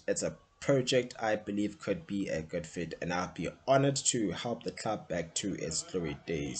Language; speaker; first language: English; non-native, local second language; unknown